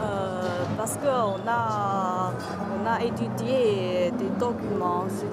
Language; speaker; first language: French; non-native, fluent; Chinese